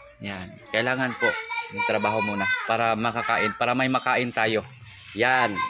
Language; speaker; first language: Filipino; non-native, local second language; Cebuano